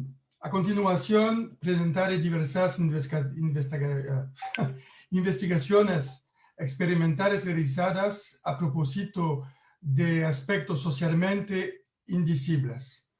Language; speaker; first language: Spanish; non-native, learner; French